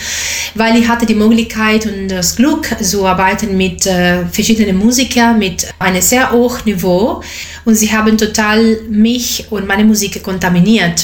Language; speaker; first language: German; non-native, fluent; Italian